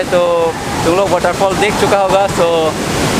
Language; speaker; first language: Hindi; non-native, local second language; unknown